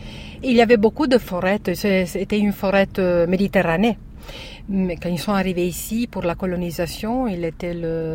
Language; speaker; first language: French; non-native, learner; Italian